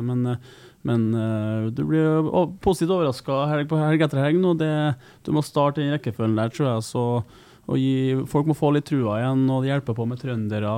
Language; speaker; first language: Norwegian; native; Norwegian